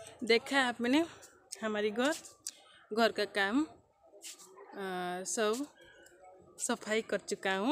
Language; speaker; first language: Hindi; non-native, local second language; Odia